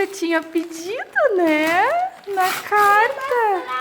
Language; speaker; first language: Portuguese; native; Portuguese